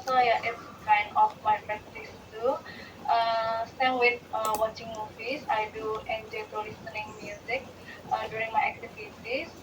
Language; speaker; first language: English; non-native, learner; Indonesian